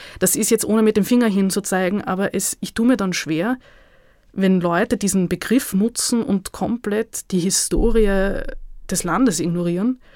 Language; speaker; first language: German; native; German